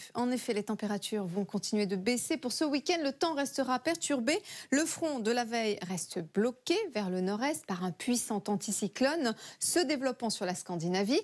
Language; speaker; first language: French; native; French